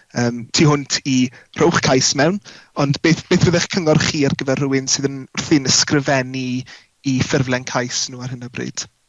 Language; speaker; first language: Welsh; native; Welsh